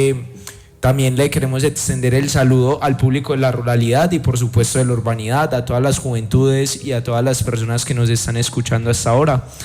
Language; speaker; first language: Spanish; native; Spanish